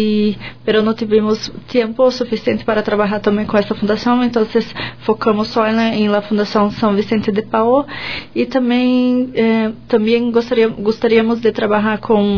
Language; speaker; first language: Spanish; non-native, learner; Portuguese